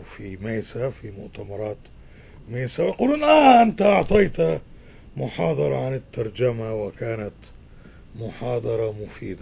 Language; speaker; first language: Arabic; native; Arabic